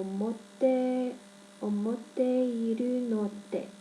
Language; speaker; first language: Japanese; non-native, learner; Cantonese